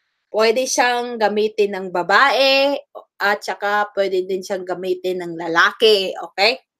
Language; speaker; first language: Filipino; native; Filipino